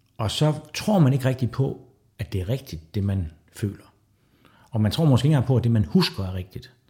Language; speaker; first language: Danish; native; Danish